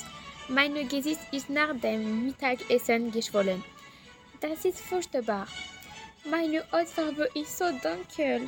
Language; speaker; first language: German; non-native, learner; French